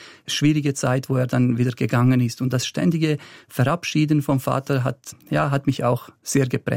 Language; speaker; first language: German; early bilingual, other home language; Bosnian